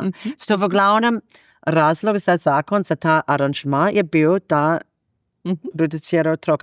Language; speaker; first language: Slovenian; non-native, fluent; English